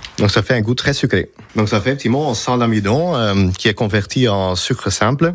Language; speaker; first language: French; non-native, local second language; Dutch